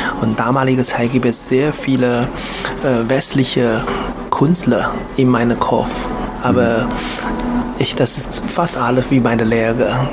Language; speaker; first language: German; non-native, learner; Chinese